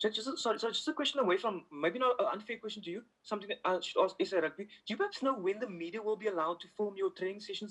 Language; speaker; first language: English; non-native, local second language; Afrikaans